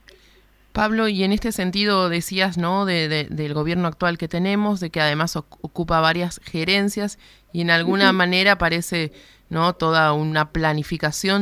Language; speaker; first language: Spanish; native; Spanish